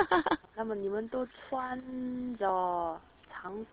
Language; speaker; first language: Chinese; non-native, learner; Korean